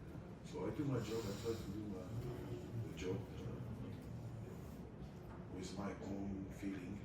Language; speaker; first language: English; non-native, fluent; French